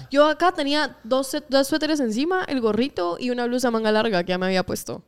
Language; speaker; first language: Spanish; native; Spanish